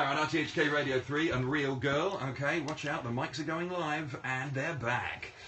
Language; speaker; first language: English; native; English